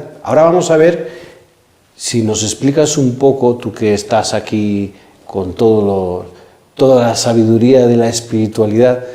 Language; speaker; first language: Spanish; native; Spanish